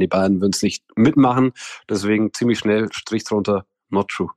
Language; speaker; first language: German; native; German